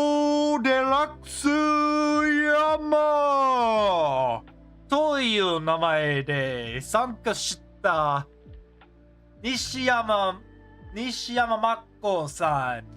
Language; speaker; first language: Japanese; non-native, learner; English